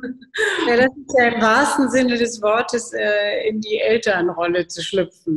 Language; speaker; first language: German; native; German